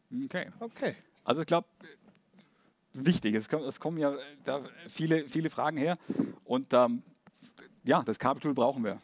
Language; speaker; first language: German; native; German